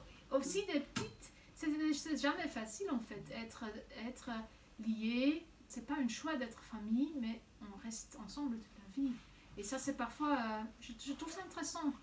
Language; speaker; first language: French; non-native, local second language; Dutch